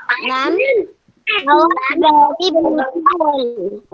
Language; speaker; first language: English; non-native, learner; Hindi